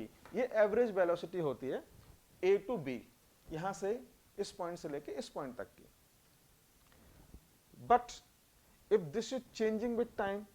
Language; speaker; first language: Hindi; native; Hindi